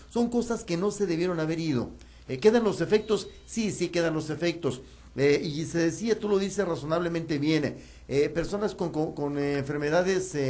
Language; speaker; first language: Spanish; native; Spanish